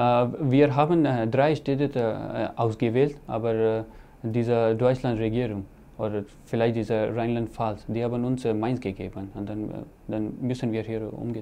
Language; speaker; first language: German; non-native, learner; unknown